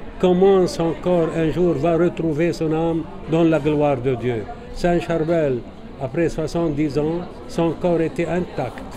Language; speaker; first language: French; non-native, local second language; Arabic